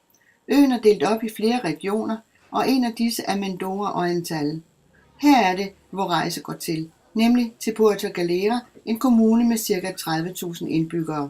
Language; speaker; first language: Danish; native; Danish